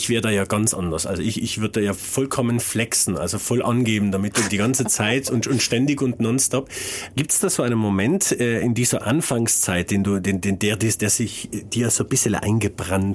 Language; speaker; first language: German; native; German